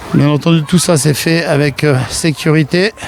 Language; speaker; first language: French; native; French